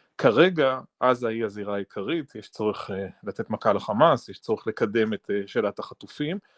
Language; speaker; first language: Hebrew; native; Hebrew